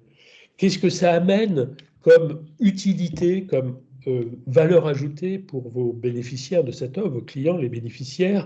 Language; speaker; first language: French; native; French